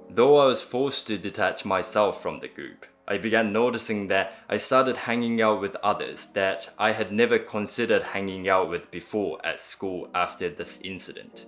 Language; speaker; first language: English; early bilingual, other home language; Japanese